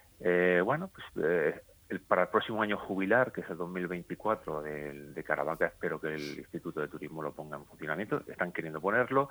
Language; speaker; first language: Spanish; native; Spanish